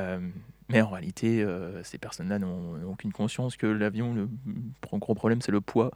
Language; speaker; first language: French; native; French